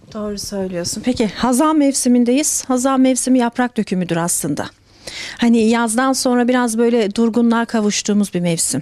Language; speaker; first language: Turkish; native; Turkish